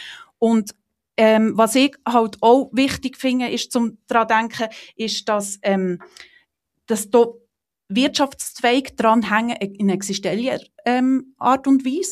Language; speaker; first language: German; native; German